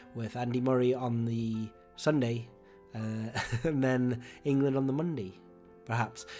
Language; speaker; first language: English; native; English